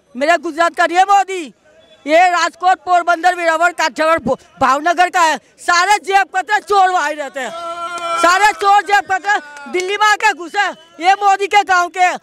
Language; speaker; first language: Hindi; non-native, local second language; Gujarati